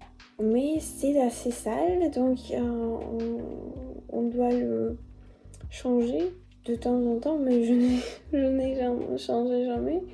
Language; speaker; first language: French; non-native, learner; Russian